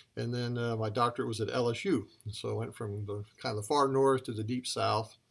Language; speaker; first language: English; native; English